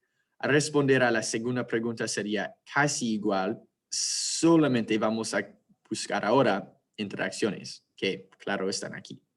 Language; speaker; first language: Spanish; non-native, fluent; English